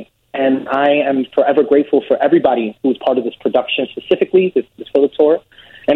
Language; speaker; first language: English; native; English